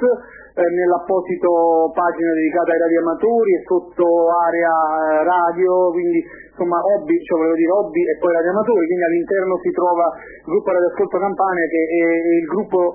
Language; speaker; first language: Italian; native; Italian